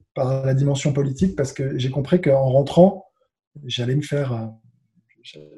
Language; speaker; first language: French; native; French